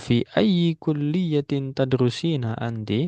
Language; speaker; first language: Arabic; non-native, fluent; Indonesian